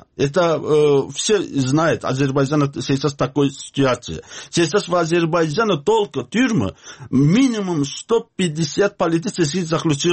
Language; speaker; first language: Russian; non-native, learner; Azerbaijani